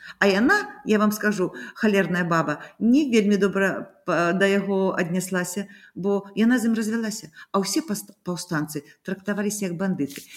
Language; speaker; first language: Belarusian; native; Belarusian